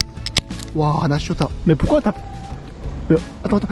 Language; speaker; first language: French; non-native, learner; Korean